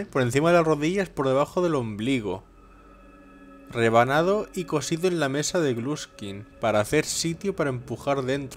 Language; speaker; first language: Spanish; native; Spanish